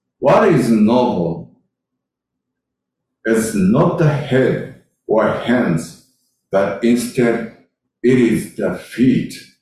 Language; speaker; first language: English; non-native, learner; Japanese